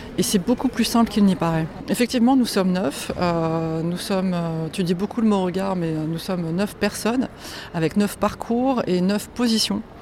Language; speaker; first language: French; non-native, fluent; Polish